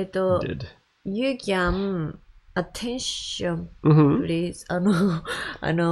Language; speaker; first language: English; non-native, learner; Japanese